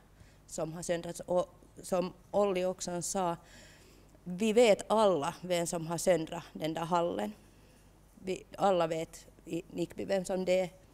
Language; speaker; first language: Swedish; non-native, local second language; Finnish